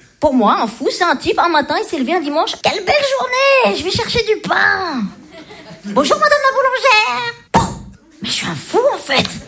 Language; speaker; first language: French; native; French